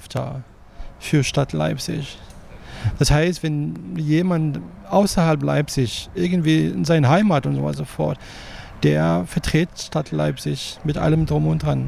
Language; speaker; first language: German; non-native, fluent; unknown